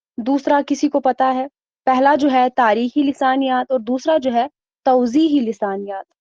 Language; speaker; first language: Urdu; non-native, local second language; Kashmiri